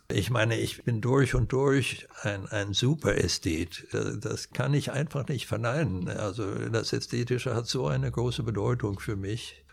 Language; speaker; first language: German; non-native, fluent; Swedish